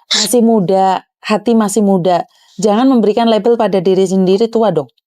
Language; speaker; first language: Indonesian; non-native, local second language; Javanese